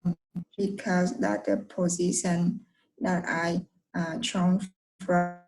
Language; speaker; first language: English; non-native, learner; Vietnamese